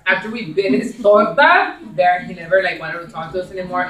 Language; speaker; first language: English; early bilingual, other home language; Spanish